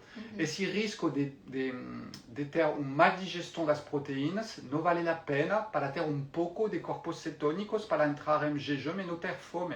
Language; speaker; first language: Portuguese; non-native, fluent; French